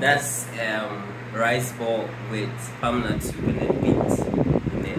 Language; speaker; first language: English; non-native, local second language; Akan